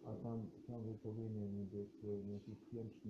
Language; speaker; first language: Polish; non-native, learner; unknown